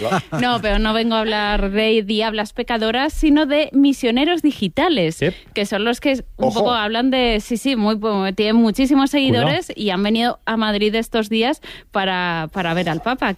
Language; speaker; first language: Spanish; native; Spanish